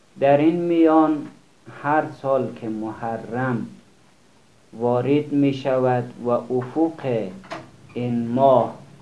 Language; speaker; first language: Persian; native; Persian